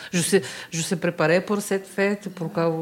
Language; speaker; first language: French; non-native, learner; Bulgarian